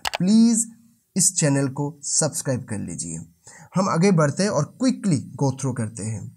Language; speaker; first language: Hindi; non-native, local second language; Bangla